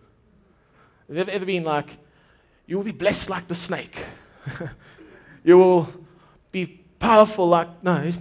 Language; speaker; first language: English; native; English